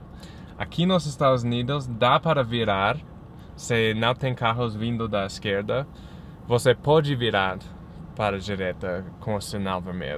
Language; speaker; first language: Portuguese; non-native, fluent; English